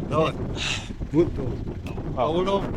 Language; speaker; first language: Russian; non-native, local second language; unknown